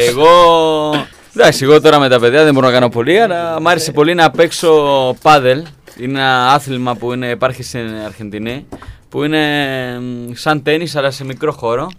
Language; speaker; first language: Greek; non-native, learner; Spanish